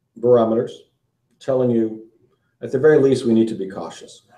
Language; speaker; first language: English; native; English